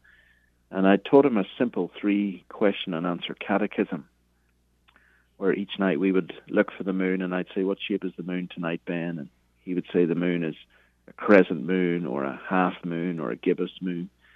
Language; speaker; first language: English; native; English